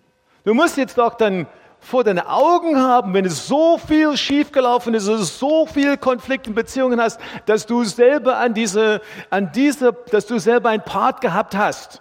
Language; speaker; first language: German; non-native, fluent; English